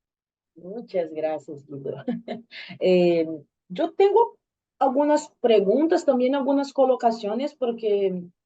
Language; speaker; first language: Spanish; non-native, learner; Portuguese